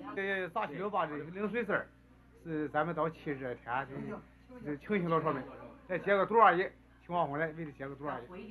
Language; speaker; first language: Chinese; native; Chinese